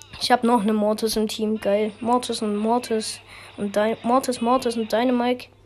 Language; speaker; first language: German; native; German